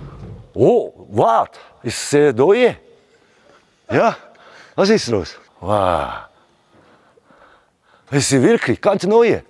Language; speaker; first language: German; non-native, learner; Korean